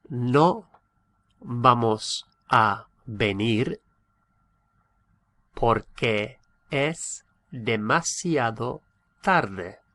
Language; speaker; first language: Spanish; non-native, fluent; English